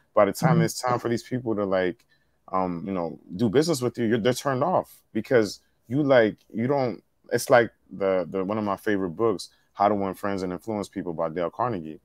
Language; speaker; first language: English; native; English